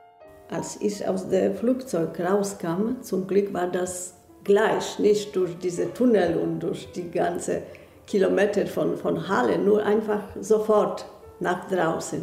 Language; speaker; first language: German; non-native, fluent; Polish